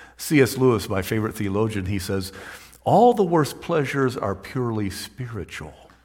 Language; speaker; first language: English; native; English